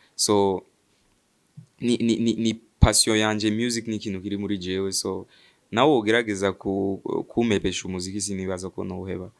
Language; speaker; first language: Rundi; early bilingual, heritage; Rundi